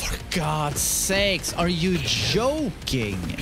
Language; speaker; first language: English; non-native, fluent; Swedish